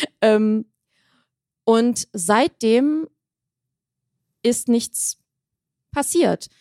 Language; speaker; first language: German; early bilingual, other home language; Armenian